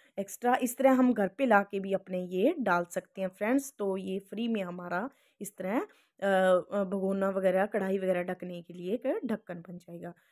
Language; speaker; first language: Hindi; native; Hindi